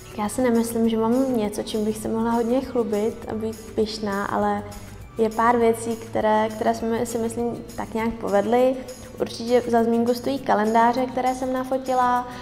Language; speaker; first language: Czech; native; Czech